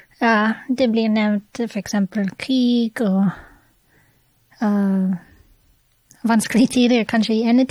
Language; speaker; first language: Norwegian; non-native, fluent; English